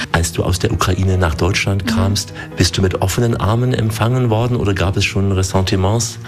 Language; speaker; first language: German; native; German